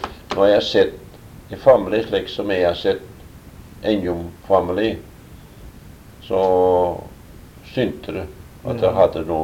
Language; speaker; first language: Norwegian; early bilingual, heritage; Norwegian